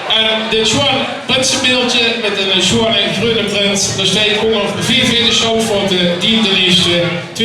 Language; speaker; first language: Dutch; native; Dutch